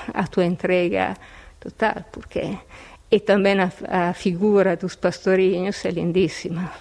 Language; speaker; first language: Portuguese; non-native, fluent; Italian